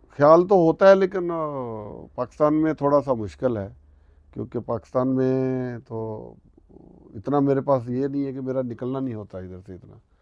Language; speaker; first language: Urdu; non-native, local second language; Punjabi